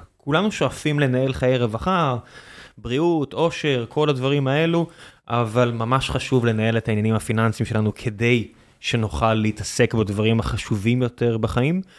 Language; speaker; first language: Hebrew; native; Hebrew